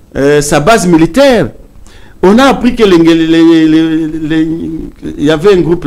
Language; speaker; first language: French; non-native, local second language; Swahili